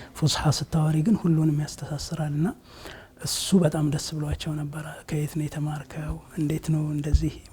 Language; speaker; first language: Amharic; native; Amharic